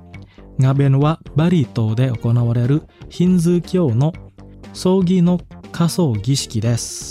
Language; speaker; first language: Japanese; non-native, fluent; Indonesian